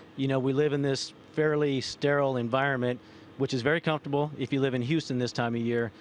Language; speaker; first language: English; early bilingual, other home language; Spanish